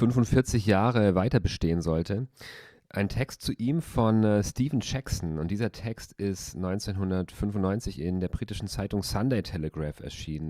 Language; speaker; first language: German; native; German